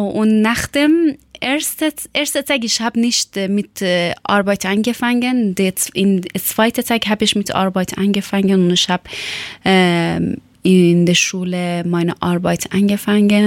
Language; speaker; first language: German; non-native, learner; Persian